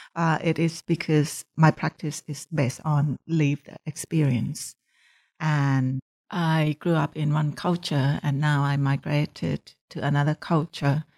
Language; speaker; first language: English; non-native, fluent; Thai